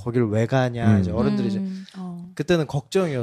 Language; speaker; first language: Korean; native; Korean